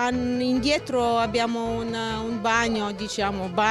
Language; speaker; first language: Italian; non-native, learner; Bulgarian